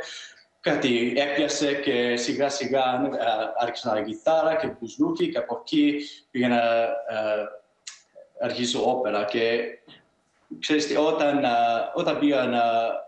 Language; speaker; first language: Greek; early bilingual, heritage; Greek